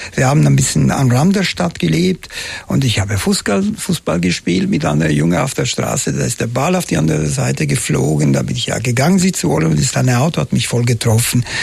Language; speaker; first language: German; non-native, fluent; Italian